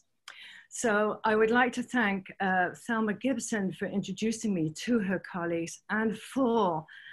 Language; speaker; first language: English; native; English